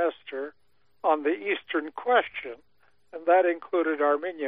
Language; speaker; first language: English; native; English